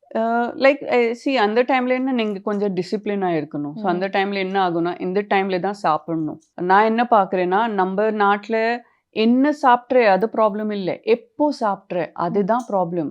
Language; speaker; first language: Tamil; non-native, fluent; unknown